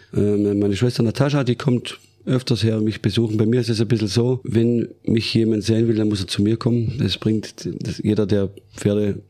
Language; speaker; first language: German; native; German